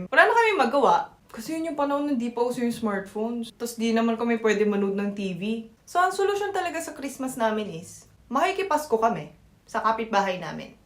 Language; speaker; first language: Filipino; native; Filipino